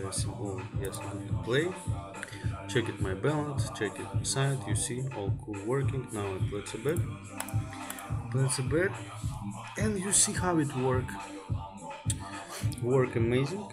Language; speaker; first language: English; non-native, learner; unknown